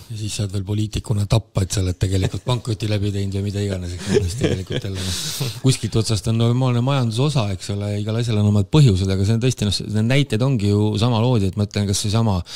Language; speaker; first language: Estonian; native; Estonian